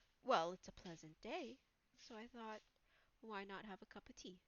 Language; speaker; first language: English; native; English